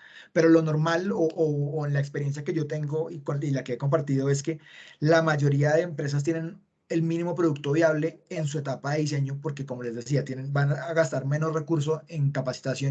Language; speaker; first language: Spanish; native; Spanish